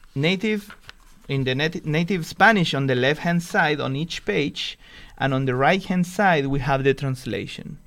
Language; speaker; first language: English; non-native, fluent; Spanish